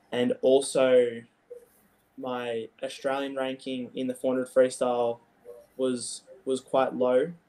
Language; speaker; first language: English; native; English